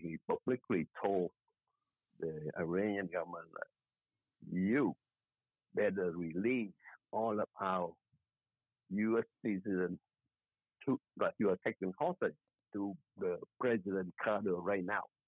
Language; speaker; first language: English; non-native, fluent; Vietnamese